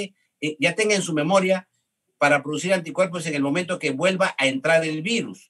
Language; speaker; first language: Spanish; native; Spanish